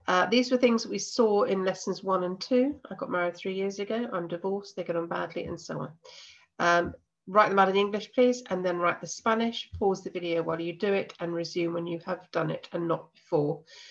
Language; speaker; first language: English; native; English